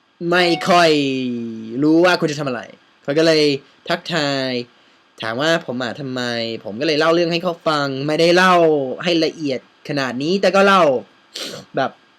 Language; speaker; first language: Thai; non-native, fluent; English